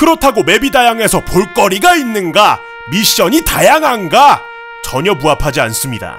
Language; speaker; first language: Korean; native; Korean